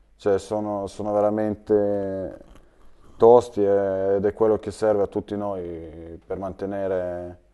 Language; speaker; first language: Italian; early bilingual, other home language; Serbian